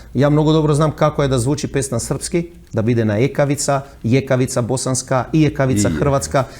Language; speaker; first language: Macedonian; early bilingual, heritage; Macedonian